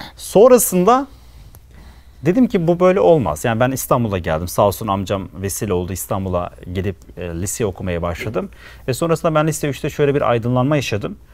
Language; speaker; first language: Turkish; native; Turkish